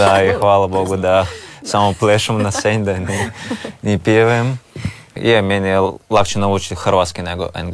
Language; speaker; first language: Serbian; non-native, learner; Russian